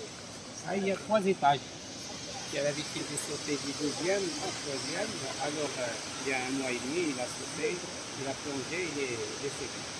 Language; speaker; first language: French; non-native, local second language; Arabic